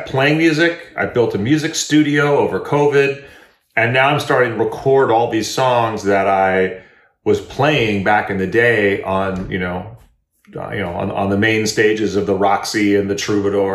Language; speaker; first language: English; native; English